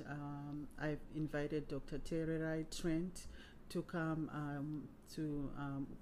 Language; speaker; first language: English; non-native, local second language; Shona